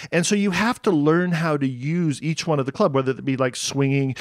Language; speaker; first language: English; native; English